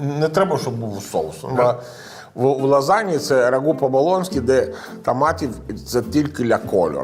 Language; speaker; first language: Ukrainian; non-native, learner; Italian